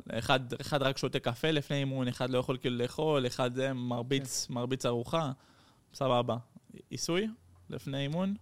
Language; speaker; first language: Hebrew; early bilingual, heritage; Hebrew